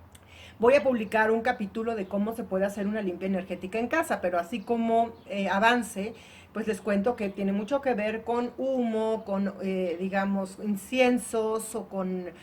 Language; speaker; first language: Spanish; native; Spanish